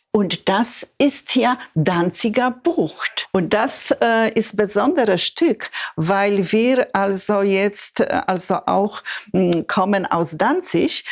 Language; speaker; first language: German; non-native, fluent; Polish